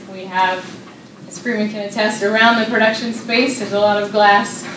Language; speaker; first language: English; native; English